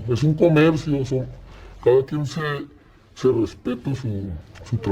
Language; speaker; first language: Spanish; native; Spanish